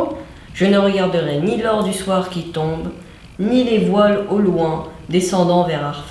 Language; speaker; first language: French; non-native, fluent; Czech